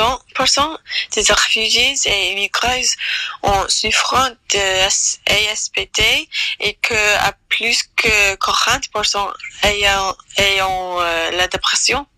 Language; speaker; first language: French; non-native, learner; English